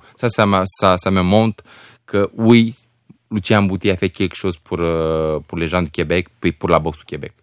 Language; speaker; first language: French; non-native, fluent; Romanian